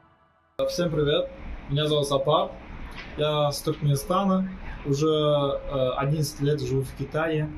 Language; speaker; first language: Russian; non-native, fluent; Turkmen